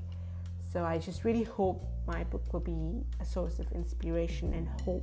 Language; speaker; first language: English; non-native, local second language; Sinhala